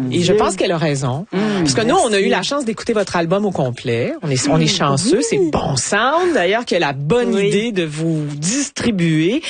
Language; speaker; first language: French; native; French